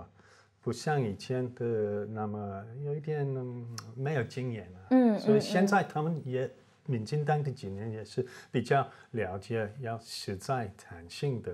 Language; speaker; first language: Chinese; non-native, fluent; English